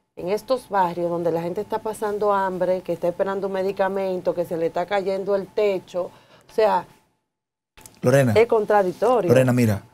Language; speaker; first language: Spanish; native; Spanish